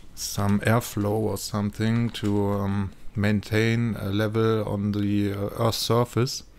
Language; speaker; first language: English; non-native, fluent; German